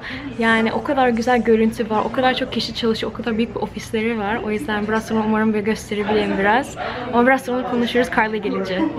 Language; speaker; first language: Turkish; early bilingual, heritage; Turkish